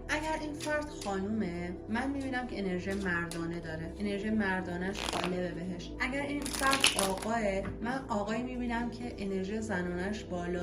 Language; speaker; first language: Persian; native; Persian